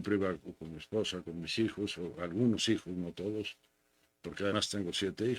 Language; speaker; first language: Spanish; native; Spanish